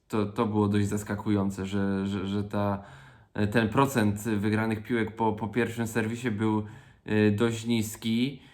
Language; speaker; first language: Polish; native; Polish